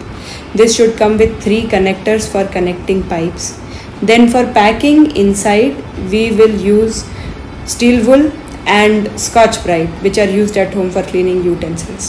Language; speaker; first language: English; non-native, local second language; Hindi